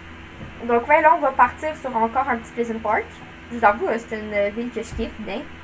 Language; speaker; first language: French; native; French